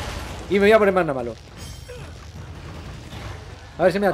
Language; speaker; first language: Spanish; native; Spanish